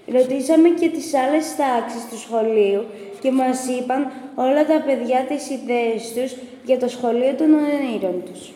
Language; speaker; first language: Greek; native; Greek